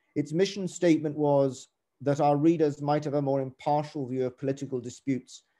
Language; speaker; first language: English; native; English